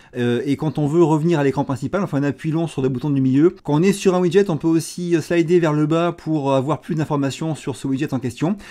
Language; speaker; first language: French; native; French